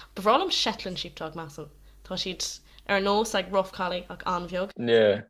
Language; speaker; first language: Irish; non-native, local second language; English